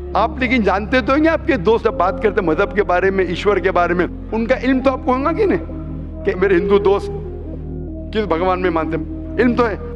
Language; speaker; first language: Hindi; non-native, local second language; Urdu